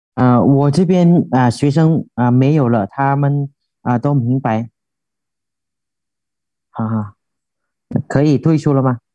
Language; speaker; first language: Chinese; non-native, fluent; Thai